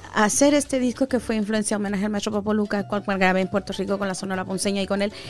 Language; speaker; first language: Spanish; native; Spanish